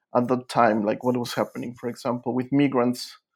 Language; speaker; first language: English; non-native, fluent; Spanish